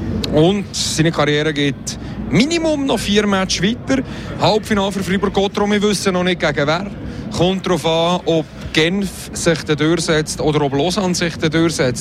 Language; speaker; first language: German; native; German